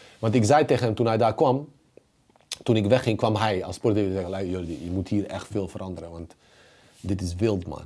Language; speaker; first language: Dutch; early bilingual, other home language; Bosnian